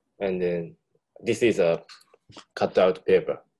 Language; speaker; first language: English; non-native, learner; Japanese